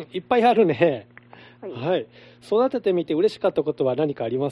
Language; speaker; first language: Japanese; native; Japanese